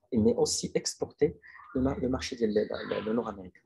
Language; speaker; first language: French; non-native, local second language; Arabic